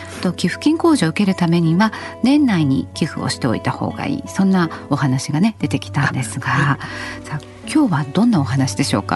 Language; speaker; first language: Japanese; native; Japanese